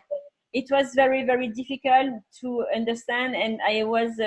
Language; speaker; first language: English; non-native, learner; French